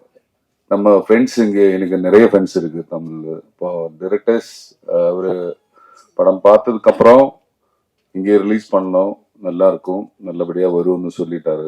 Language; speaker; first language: Tamil; non-native, learner; Malayalam